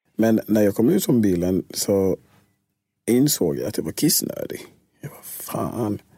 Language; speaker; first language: Swedish; non-native, fluent; English